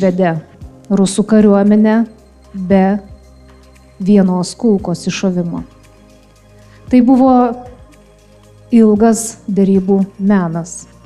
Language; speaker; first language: Lithuanian; native; Lithuanian